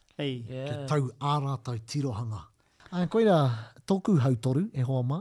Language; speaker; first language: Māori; non-native, local second language; English